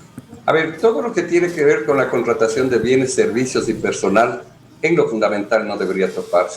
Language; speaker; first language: Spanish; native; Spanish